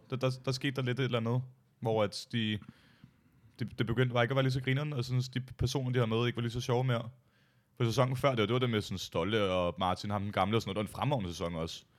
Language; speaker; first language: Danish; native; Danish